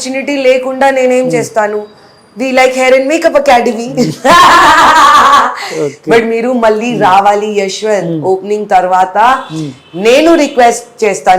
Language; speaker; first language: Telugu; non-native, learner; Hindi